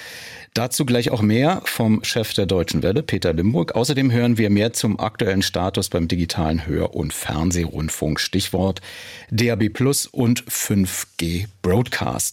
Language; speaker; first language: German; native; German